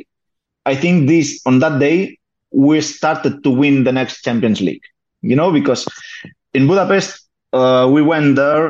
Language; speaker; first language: English; non-native, fluent; Spanish